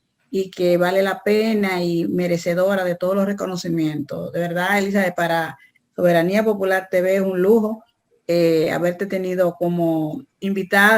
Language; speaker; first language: Spanish; native; Spanish